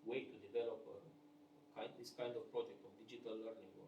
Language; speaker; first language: English; non-native, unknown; Romanian